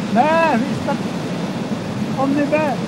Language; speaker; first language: Swedish; non-native, local second language; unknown